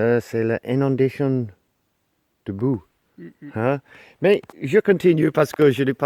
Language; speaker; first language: French; non-native, learner; English